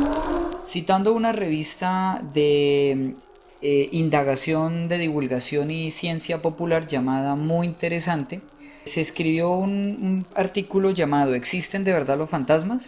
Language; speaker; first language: Spanish; native; Spanish